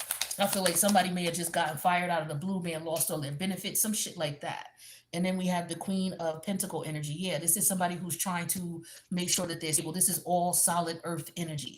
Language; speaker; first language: English; native; English